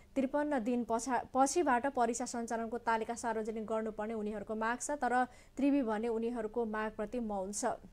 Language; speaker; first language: Nepali; non-native, local second language; Maithili